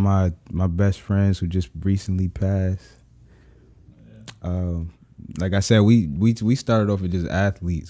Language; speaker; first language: English; native; English